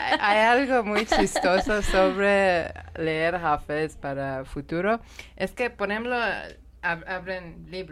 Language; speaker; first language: Spanish; non-native, learner; Persian